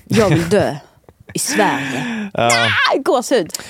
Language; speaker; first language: Swedish; native; Swedish